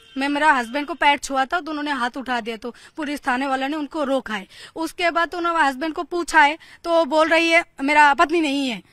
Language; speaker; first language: Hindi; non-native, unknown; Bangla